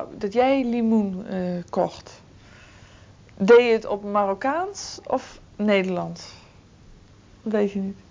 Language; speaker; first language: Dutch; native; Dutch